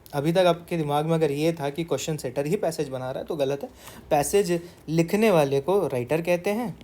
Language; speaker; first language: Hindi; non-native, local second language; Marathi